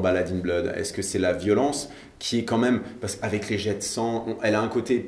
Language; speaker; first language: French; native; French